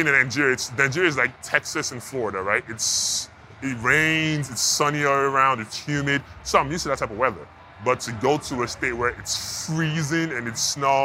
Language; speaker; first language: English; non-native, local second language; Yoruba